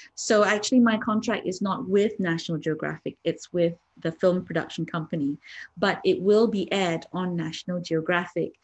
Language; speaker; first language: English; non-native, local second language; Malay